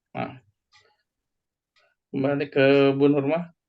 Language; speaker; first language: Indonesian; native; Indonesian